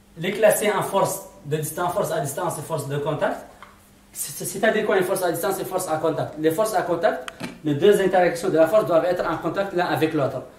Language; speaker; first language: French; non-native, local second language; Arabic